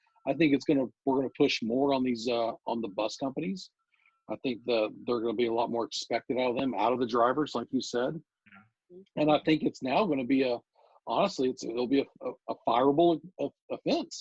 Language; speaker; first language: English; native; English